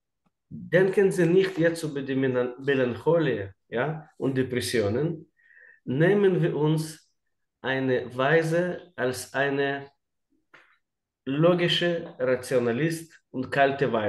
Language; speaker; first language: German; non-native, learner; Russian